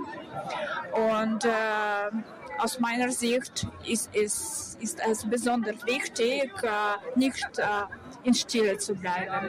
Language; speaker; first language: German; non-native, fluent; Ukrainian